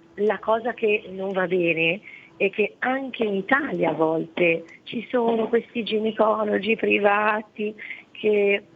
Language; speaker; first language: Italian; native; Italian